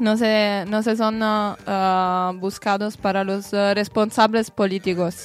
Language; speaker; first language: Spanish; non-native, learner; Italian